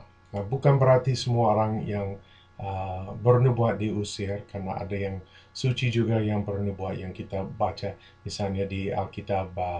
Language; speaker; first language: Indonesian; non-native, fluent; English